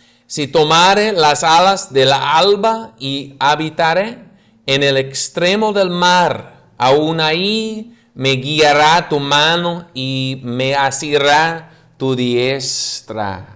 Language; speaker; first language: Spanish; non-native, fluent; English